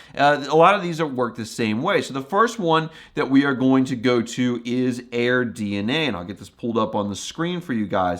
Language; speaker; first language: English; native; English